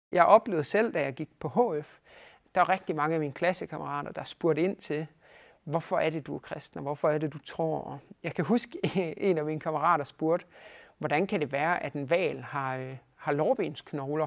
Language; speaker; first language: Danish; native; Danish